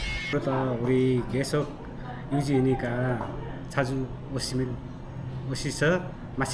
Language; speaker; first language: Korean; non-native, learner; Nepali